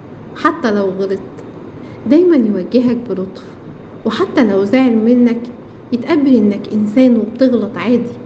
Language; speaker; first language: Arabic; native; Arabic